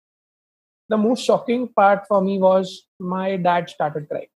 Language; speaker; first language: English; non-native, local second language; Hindi